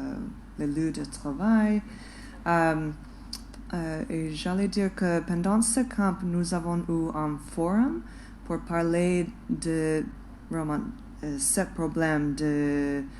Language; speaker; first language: French; non-native, fluent; English